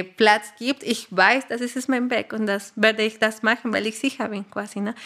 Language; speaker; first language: German; non-native, fluent; Spanish